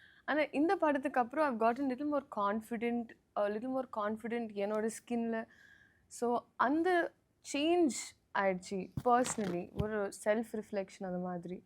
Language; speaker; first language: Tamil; non-native, learner; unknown